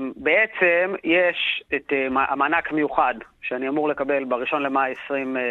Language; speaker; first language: Hebrew; native; Hebrew